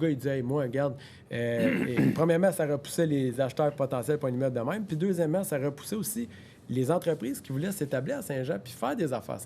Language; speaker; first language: French; native; French